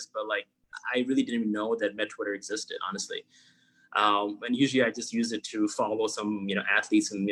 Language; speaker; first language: English; non-native, local second language; Urdu